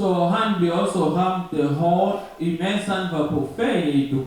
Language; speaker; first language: Danish; non-native, learner; French